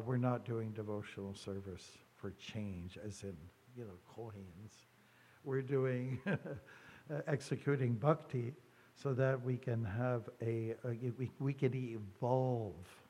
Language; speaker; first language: English; native; English